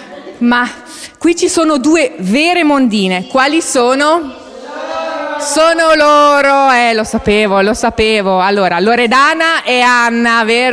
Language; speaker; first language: Italian; native; Italian